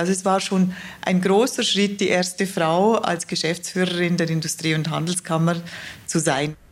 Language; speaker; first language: German; native; German